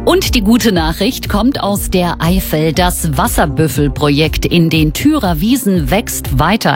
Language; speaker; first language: German; native; German